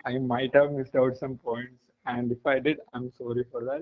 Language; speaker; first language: English; non-native, local second language; Malayalam